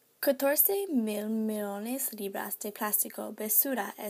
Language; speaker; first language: Spanish; non-native, learner; English